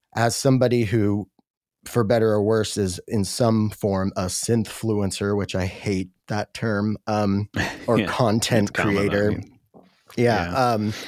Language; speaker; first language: English; native; English